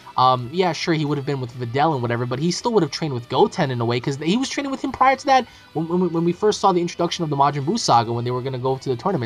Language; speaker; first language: English; native; English